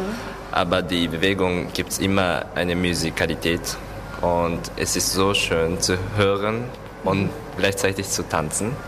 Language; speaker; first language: German; non-native, learner; Japanese